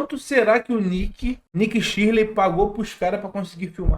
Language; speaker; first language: Portuguese; native; Portuguese